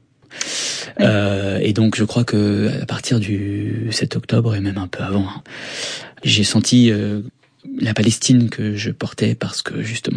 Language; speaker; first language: French; native; French